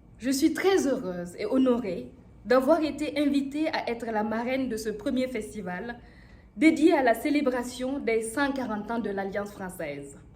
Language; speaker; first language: French; non-native, local second language; Mossi